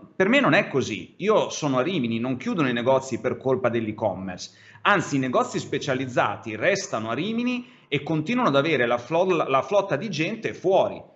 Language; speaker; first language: Italian; native; Italian